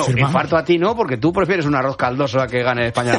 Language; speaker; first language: Spanish; native; Spanish